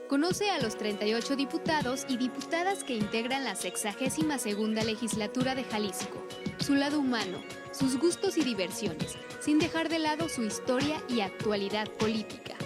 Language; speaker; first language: Spanish; native; Spanish